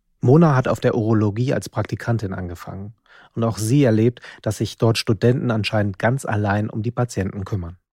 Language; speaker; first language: German; native; German